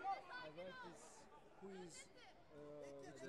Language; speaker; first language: English; non-native, learner; Spanish